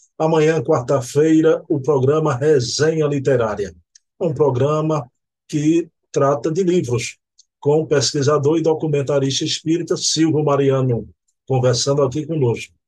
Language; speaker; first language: Portuguese; native; Portuguese